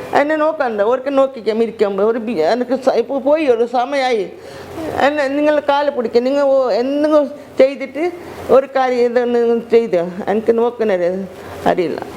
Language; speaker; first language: Malayalam; non-native, learner; Hindi